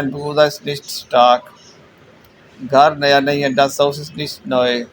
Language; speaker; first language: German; non-native, fluent; Urdu